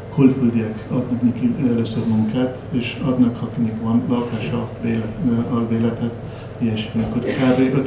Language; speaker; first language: Hungarian; non-native, learner; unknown